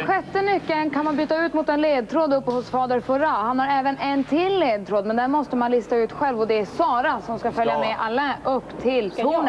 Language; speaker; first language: Swedish; native; Swedish